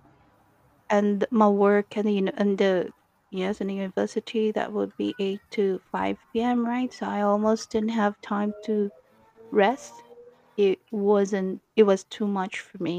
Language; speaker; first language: English; non-native, local second language; Iloko